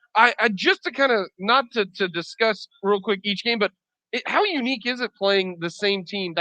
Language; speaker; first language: English; native; English